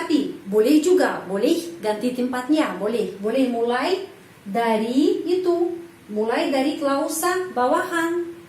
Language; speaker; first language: Indonesian; non-native, fluent; Russian